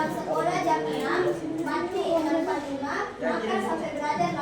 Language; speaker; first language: Indonesian; native; Indonesian